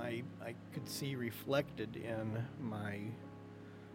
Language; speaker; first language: English; native; English